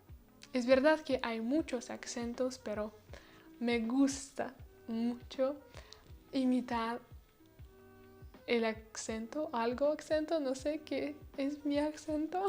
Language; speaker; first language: Spanish; non-native, learner; Russian